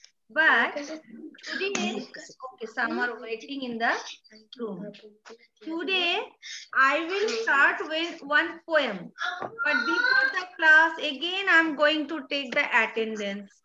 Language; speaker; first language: English; non-native, learner; Bangla